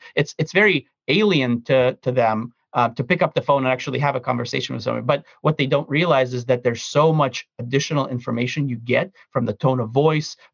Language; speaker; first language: English; early bilingual, other home language; Russian